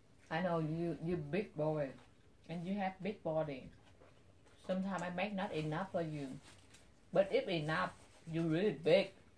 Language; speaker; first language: English; non-native, learner; Vietnamese